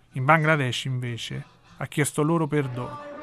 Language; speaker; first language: Italian; native; Italian